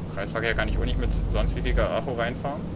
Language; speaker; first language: German; native; German